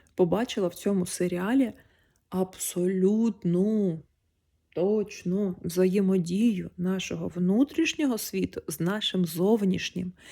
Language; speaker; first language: Ukrainian; non-native, local second language; Russian